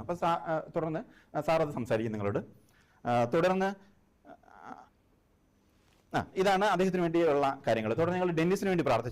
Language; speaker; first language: Malayalam; native; Malayalam